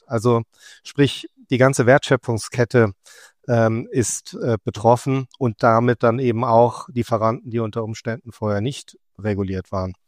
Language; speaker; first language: German; native; German